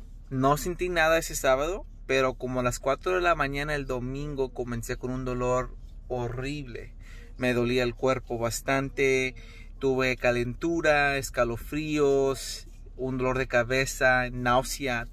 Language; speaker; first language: Spanish; early bilingual, heritage; Spanish